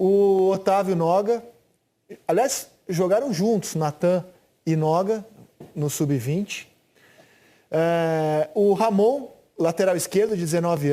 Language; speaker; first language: Portuguese; native; Portuguese